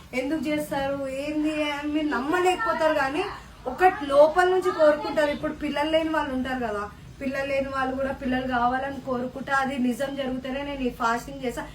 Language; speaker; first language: Telugu; non-native, local second language; Hindi